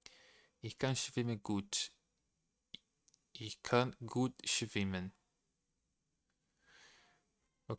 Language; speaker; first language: German; non-native, learner; Portuguese